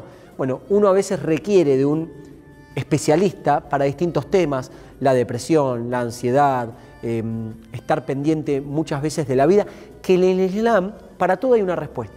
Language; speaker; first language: Spanish; native; Spanish